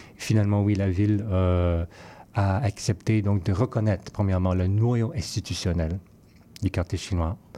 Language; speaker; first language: French; non-native, fluent; English